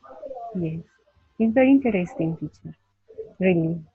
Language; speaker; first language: English; non-native, learner; Spanish